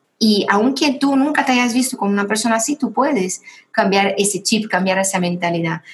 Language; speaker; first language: Spanish; non-native, fluent; Portuguese